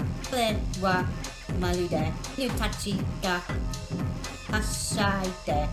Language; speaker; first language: Japanese; non-native, learner; English